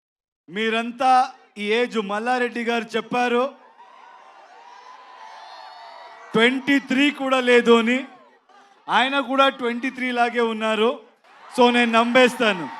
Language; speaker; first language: Telugu; non-native, learner; Kannada